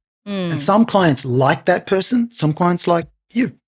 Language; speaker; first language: English; native; English